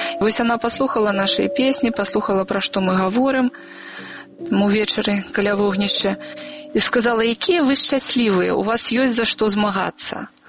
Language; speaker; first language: Belarusian; non-native, local second language; Russian